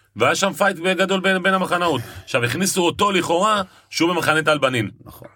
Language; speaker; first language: Hebrew; native; Hebrew